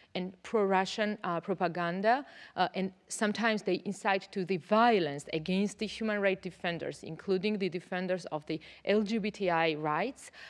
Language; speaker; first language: English; non-native, fluent; Georgian